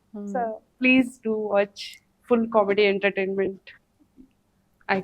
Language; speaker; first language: Telugu; non-native, learner; Hindi